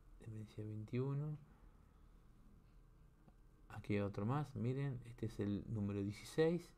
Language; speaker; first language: Spanish; native; Spanish